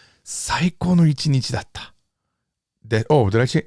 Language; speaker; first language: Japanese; non-native, fluent; English